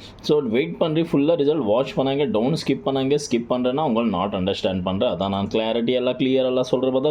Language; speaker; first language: Tamil; non-native, learner; Kannada